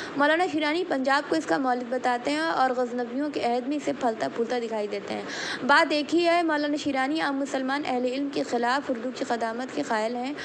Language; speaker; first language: Urdu; native; Urdu